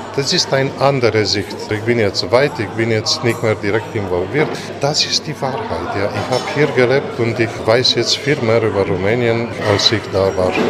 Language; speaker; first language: German; non-native, fluent; Romanian